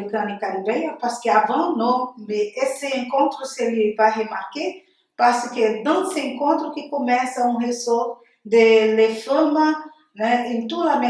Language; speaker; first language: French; non-native, learner; Portuguese